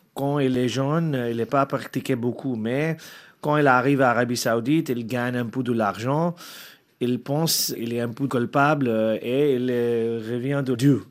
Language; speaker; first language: French; non-native, learner; Arabic